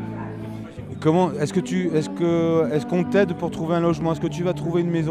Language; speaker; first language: French; native; French